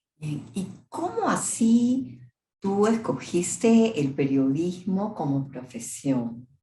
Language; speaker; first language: Spanish; native; Spanish